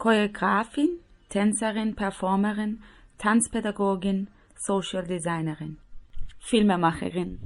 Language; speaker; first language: German; non-native, fluent; Persian